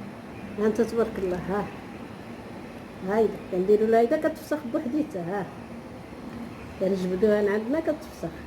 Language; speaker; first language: Arabic; native; Arabic